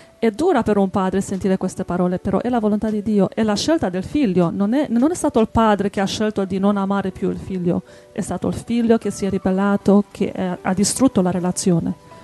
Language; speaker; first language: Italian; non-native, fluent; English